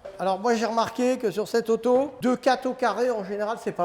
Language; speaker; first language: French; native; French